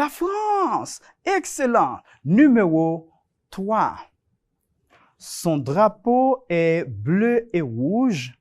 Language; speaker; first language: French; non-native, fluent; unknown